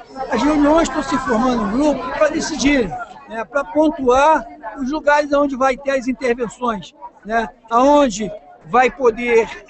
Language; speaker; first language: Portuguese; native; Portuguese